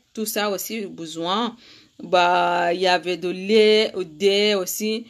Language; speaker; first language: French; non-native, learner; Arabic